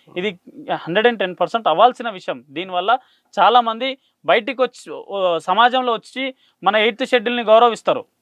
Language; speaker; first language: Telugu; non-native, local second language; Lambadi